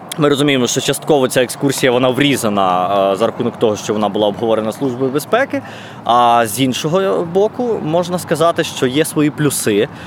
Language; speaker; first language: Ukrainian; native; Ukrainian